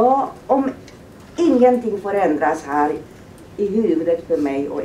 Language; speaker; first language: Swedish; non-native, fluent; Persian